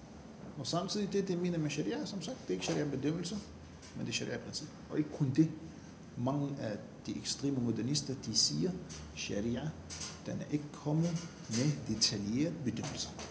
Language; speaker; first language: Danish; non-native, fluent; Arabic